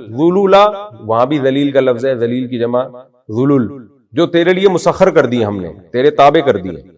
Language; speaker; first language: Urdu; native; Urdu